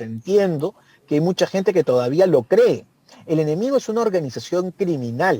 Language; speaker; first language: Spanish; native; Spanish